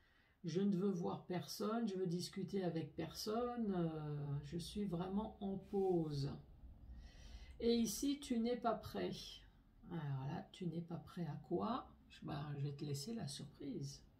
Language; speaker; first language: French; native; French